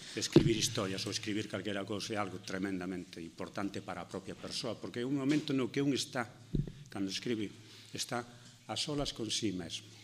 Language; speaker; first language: Galician; non-native, local second language; Spanish